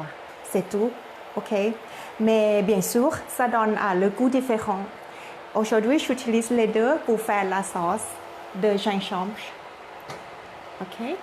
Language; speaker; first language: French; non-native, learner; Thai